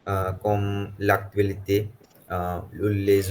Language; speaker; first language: French; non-native, fluent; Hindi